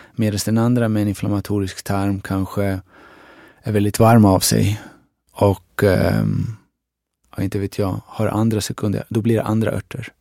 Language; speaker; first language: Swedish; early bilingual, other home language; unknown